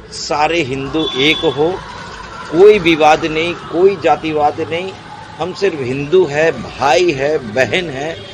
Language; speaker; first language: Hindi; non-native, local second language; Bangla